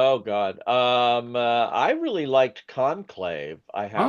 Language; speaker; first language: English; native; English